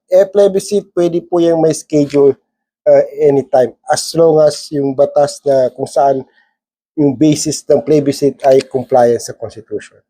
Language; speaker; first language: Filipino; non-native, local second language; Maguindanaon